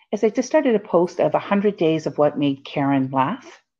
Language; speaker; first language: English; native; English